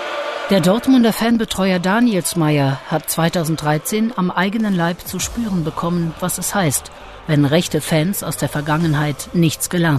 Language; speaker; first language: German; native; German